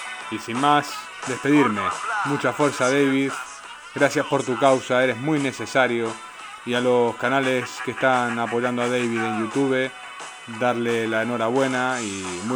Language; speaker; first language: Spanish; native; Spanish